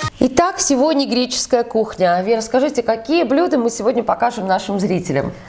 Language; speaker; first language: Russian; native; Russian